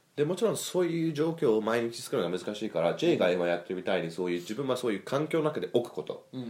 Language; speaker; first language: Japanese; non-native, fluent; English